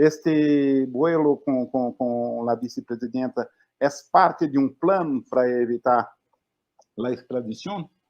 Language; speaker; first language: Spanish; non-native, learner; Portuguese